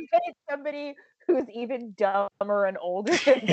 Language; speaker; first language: English; native; English